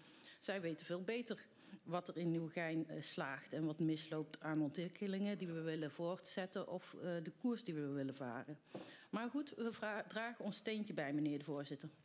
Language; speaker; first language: Dutch; native; Dutch